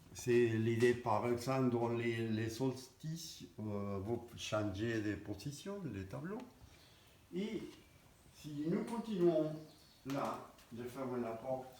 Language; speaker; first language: French; non-native, fluent; Spanish